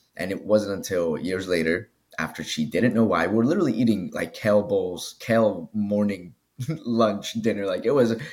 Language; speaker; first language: English; early bilingual, other home language; Spanish